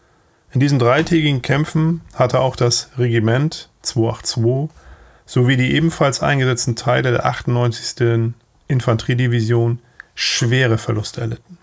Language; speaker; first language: German; native; German